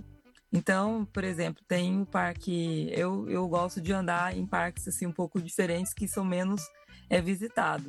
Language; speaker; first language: Portuguese; native; Portuguese